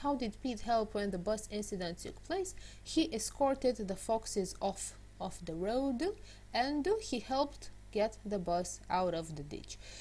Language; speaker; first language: English; non-native, fluent; Romanian